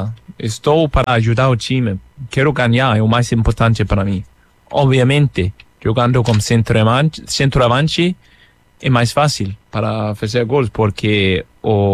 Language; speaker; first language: Portuguese; non-native, fluent; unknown